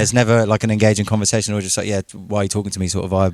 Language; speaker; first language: English; native; English